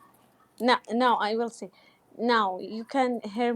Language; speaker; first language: English; non-native, learner; Arabic